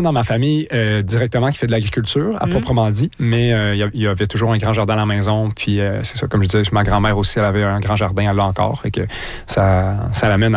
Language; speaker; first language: French; native; French